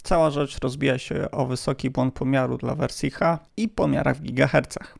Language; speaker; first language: Polish; native; Polish